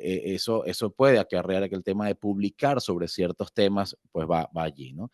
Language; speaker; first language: Spanish; native; Spanish